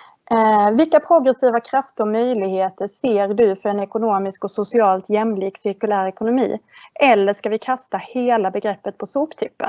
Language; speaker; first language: Swedish; native; Swedish